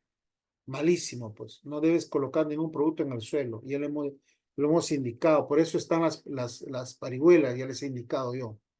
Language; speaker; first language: Spanish; native; Spanish